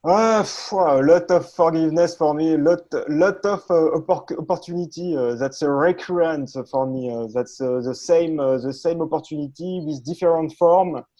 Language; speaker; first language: English; non-native, learner; French